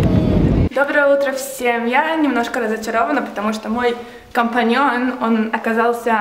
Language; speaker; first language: Russian; early bilingual, heritage; Russian